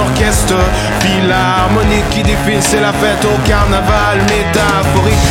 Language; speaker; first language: French; native; French